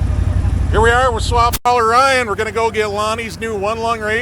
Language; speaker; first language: English; native; English